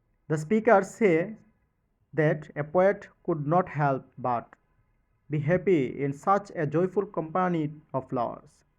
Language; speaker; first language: English; non-native, local second language; Bangla